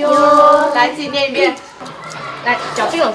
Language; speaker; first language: Chinese; native; Chinese